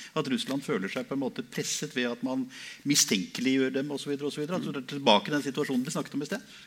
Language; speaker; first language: Norwegian; native; Norwegian